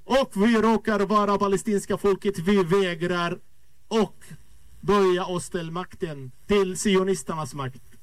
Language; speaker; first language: Swedish; non-native, fluent; Arabic